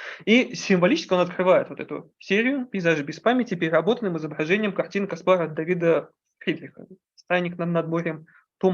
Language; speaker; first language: Russian; native; Russian